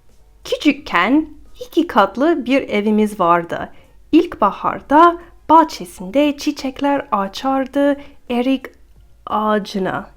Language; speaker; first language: Turkish; non-native, fluent; English